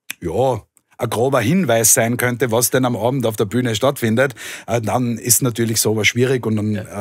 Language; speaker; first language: German; native; German